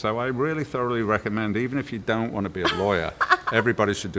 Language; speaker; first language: English; native; English